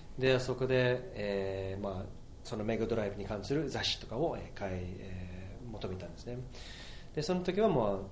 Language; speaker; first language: Japanese; non-native, fluent; English